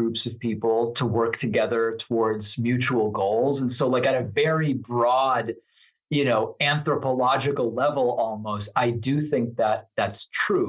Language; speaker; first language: English; non-native, fluent; Spanish